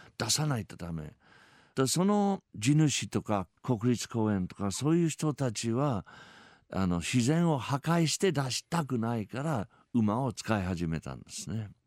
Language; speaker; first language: Japanese; non-native, fluent; English